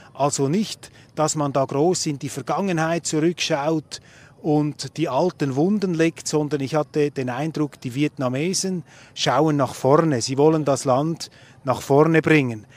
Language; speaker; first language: German; native; German